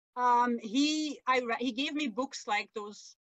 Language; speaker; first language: English; non-native, fluent; Dutch